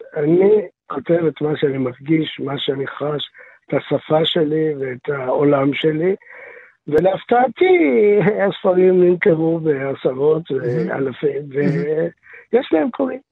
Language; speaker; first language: Hebrew; early bilingual, other home language; Arabic